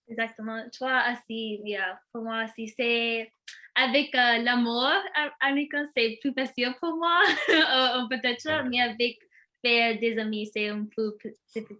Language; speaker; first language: French; non-native, learner; English